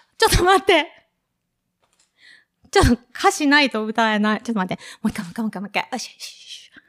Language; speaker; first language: Japanese; native; Japanese